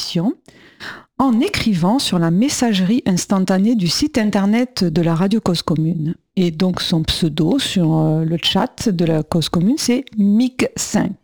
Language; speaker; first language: French; native; French